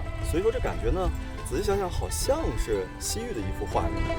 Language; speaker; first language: Chinese; native; Chinese